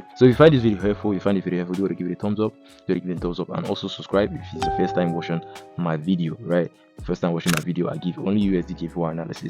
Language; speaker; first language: English; native; English